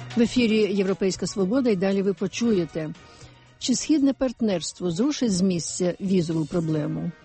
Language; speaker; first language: Ukrainian; native; Ukrainian